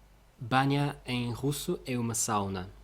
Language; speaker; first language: Portuguese; non-native, fluent; Russian